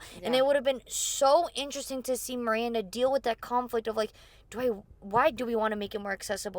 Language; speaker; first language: English; native; English